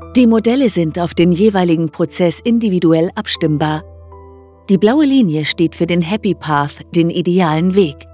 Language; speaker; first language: German; native; German